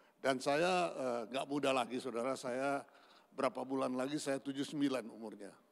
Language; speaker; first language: Indonesian; native; Indonesian